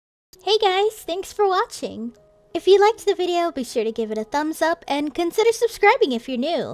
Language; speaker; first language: English; native; English